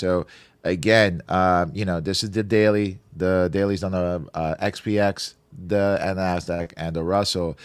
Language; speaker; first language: English; native; English